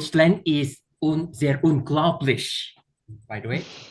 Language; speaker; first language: German; non-native, learner; Indonesian